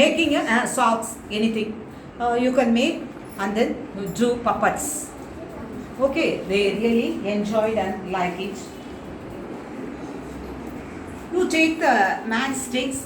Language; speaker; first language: English; non-native, local second language; Tamil